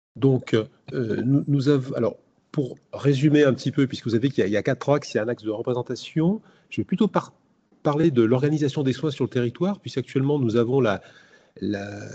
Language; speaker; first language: French; native; French